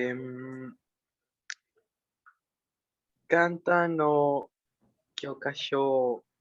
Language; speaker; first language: Japanese; non-native, learner; Spanish